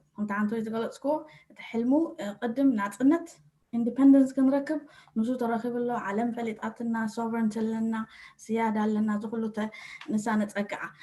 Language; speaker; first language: Tigrinya; early bilingual, heritage; Tigrinya